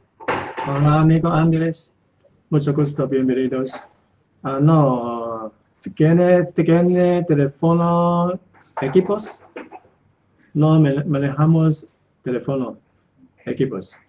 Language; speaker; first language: Spanish; non-native, learner; Chinese